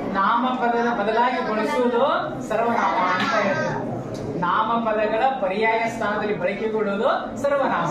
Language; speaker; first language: Kannada; native; Kannada